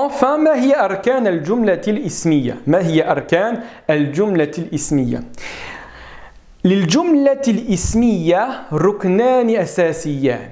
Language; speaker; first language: Arabic; non-native, fluent; French